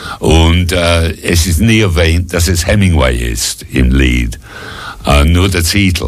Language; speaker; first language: German; non-native, fluent; English